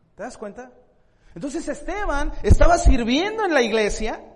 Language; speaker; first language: Spanish; native; Spanish